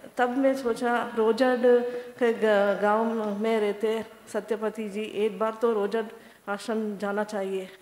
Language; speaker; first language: Hindi; non-native, local second language; Telugu